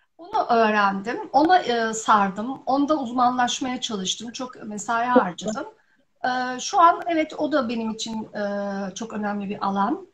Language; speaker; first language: Turkish; early bilingual, heritage; Turkish